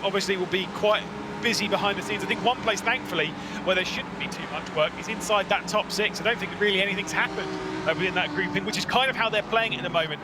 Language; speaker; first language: English; native; English